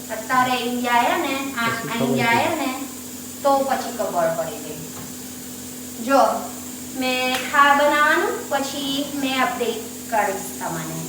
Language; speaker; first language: Gujarati; non-native, learner; Filipino